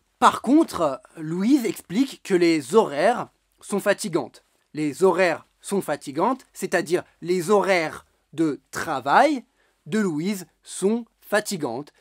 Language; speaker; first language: French; native; French